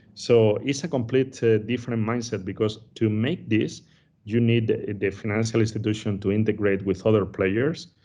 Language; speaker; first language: English; non-native, fluent; Spanish